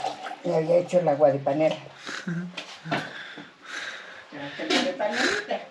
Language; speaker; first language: Spanish; native; Spanish